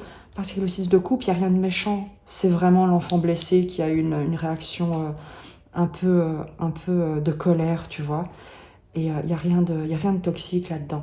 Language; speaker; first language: French; native; French